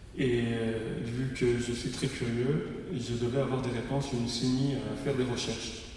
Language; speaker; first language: French; non-native, fluent; Persian